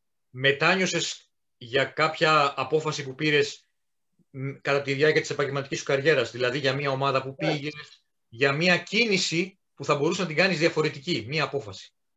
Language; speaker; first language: Greek; native; Greek